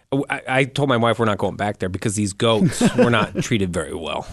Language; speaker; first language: English; native; English